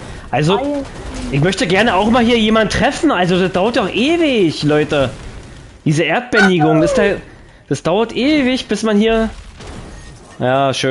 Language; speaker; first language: German; native; German